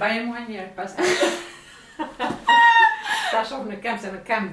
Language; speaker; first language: Albanian; native; Albanian